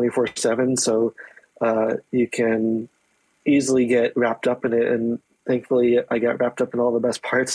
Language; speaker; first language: English; native; English